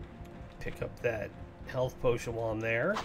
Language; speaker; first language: English; native; English